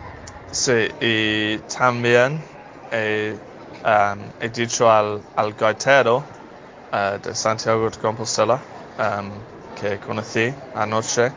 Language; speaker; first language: Spanish; non-native, fluent; English